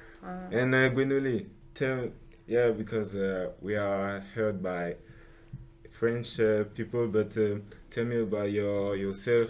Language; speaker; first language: English; non-native, local second language; French